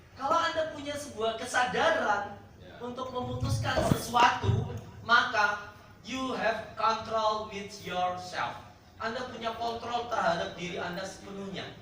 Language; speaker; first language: Indonesian; native; Indonesian